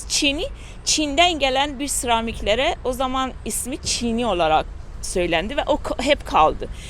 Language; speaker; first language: Turkish; non-native, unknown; Persian